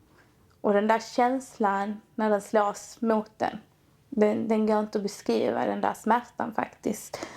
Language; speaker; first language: Swedish; native; Swedish